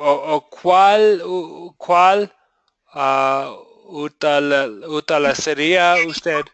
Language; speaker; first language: Spanish; non-native, fluent; English